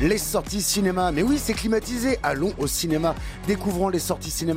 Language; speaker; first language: French; native; French